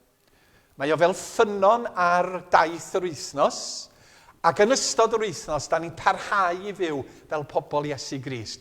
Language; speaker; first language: Welsh; native; Welsh